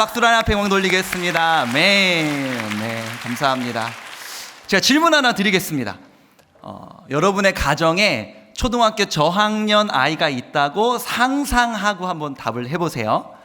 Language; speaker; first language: Korean; native; Korean